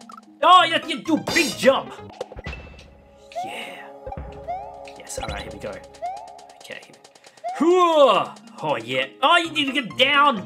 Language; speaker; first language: English; native; English